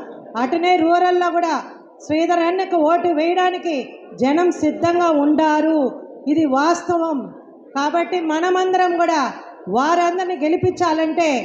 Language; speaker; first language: Telugu; native; Telugu